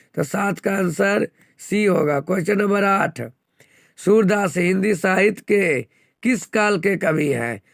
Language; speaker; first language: Hindi; native; Hindi